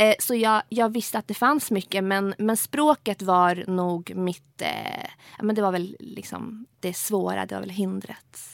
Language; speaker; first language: Swedish; early bilingual, other home language; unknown